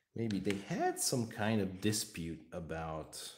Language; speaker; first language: English; non-native, fluent; Hungarian